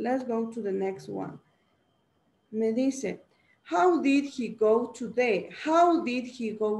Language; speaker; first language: English; non-native, learner; Spanish